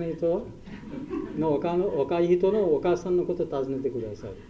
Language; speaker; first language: Japanese; non-native, learner; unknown